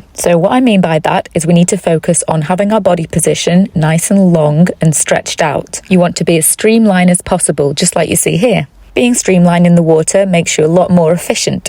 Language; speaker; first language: English; native; English